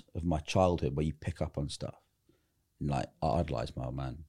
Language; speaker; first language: English; native; English